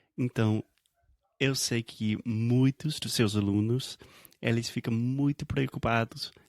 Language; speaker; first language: Portuguese; non-native, fluent; English